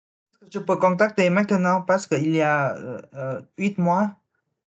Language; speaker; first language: French; non-native, learner; Vietnamese